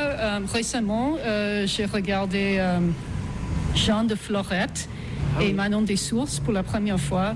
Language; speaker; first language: French; non-native, fluent; English